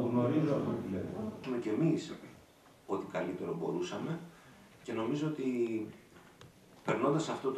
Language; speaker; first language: Greek; native; Greek